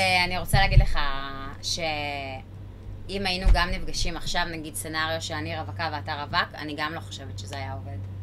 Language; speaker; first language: Hebrew; native; Hebrew